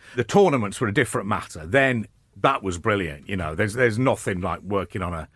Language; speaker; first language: English; native; English